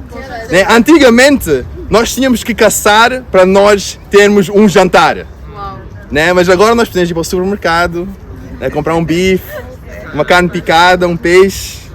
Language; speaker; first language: Portuguese; non-native, fluent; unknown